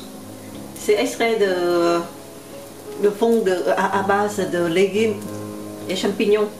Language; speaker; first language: French; non-native, learner; Vietnamese